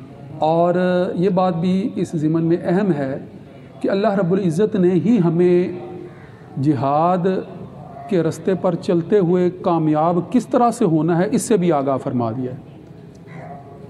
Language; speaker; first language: Urdu; native; Urdu